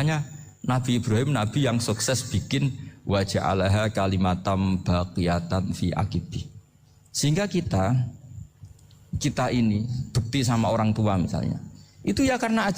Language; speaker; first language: Indonesian; non-native, local second language; Javanese